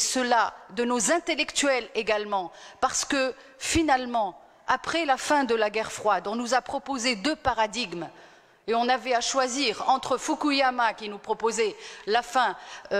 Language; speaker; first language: French; non-native, local second language; Arabic